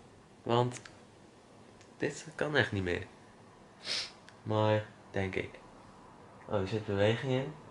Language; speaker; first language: Dutch; native; Dutch